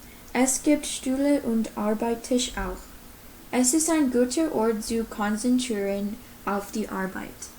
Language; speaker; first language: German; non-native, learner; English